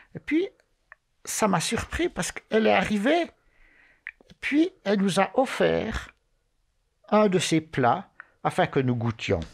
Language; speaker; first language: French; native; French